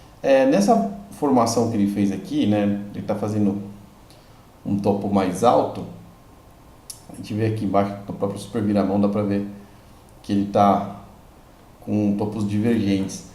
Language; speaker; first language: Portuguese; native; Portuguese